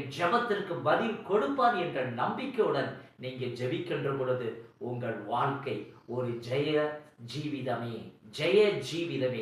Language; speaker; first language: Tamil; native; Tamil